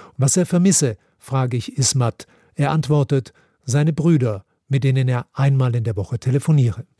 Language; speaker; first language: German; native; German